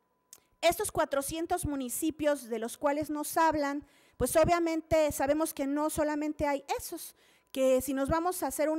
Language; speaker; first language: Spanish; native; Spanish